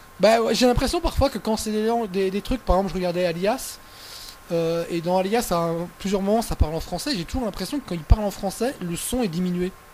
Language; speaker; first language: French; native; French